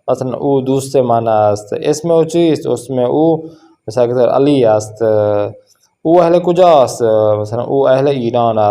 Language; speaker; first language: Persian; non-native, fluent; Urdu